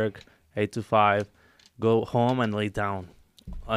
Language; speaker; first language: English; non-native, fluent; Spanish